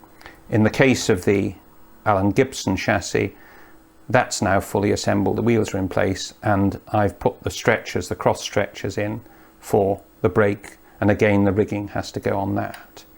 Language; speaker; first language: English; native; English